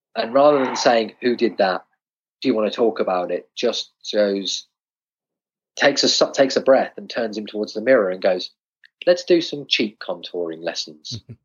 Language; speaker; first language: English; native; English